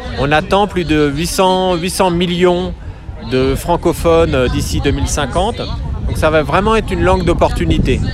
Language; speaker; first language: French; native; French